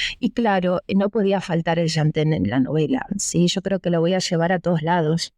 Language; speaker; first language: Spanish; early bilingual, other home language; Russian